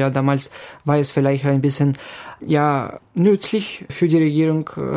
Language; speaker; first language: German; non-native, fluent; Ukrainian